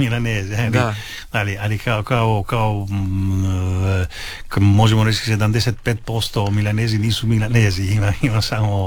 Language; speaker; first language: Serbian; non-native, fluent; Italian